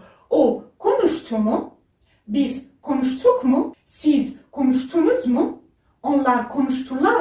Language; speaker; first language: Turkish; non-native, fluent; French